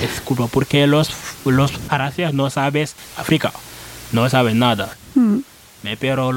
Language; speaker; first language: Spanish; non-native, learner; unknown